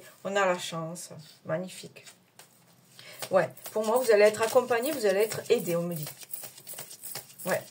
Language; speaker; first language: French; native; French